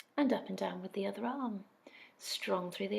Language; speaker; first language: English; native; English